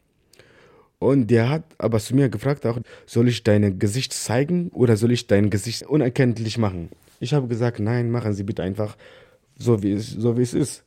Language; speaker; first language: German; non-native, learner; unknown